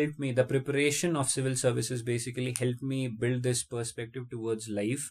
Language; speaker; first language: English; non-native, local second language; Hindi